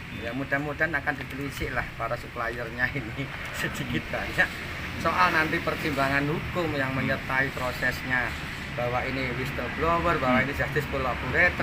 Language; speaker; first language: Indonesian; non-native, local second language; Javanese